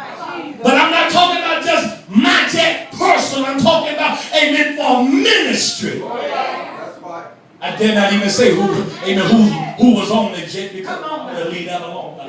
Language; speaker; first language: English; native; English